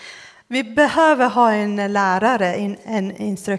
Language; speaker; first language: Swedish; non-native, fluent; Persian